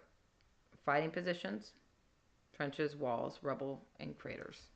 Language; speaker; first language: English; native; English